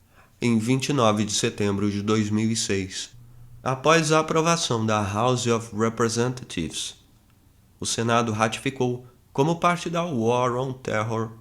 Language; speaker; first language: Portuguese; native; Portuguese